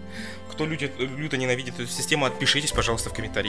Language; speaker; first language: Russian; native; Russian